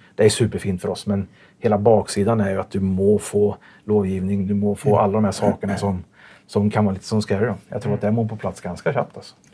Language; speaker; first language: Swedish; native; Swedish